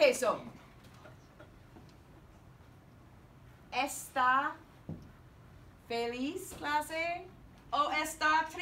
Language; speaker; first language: Spanish; non-native, fluent; English